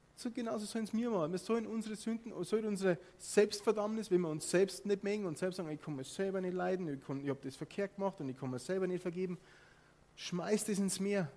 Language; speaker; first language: German; native; German